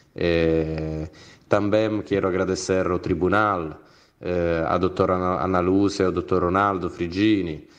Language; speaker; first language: Portuguese; non-native, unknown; Italian